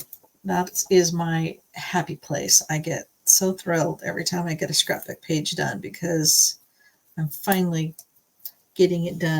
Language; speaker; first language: English; native; English